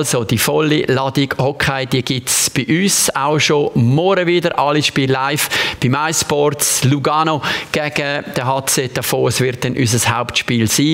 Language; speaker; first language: German; native; German